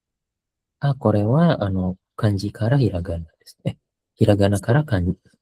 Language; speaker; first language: Japanese; non-native, fluent; Indonesian